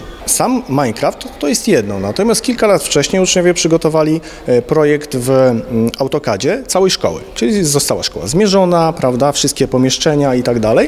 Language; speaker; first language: Polish; native; Polish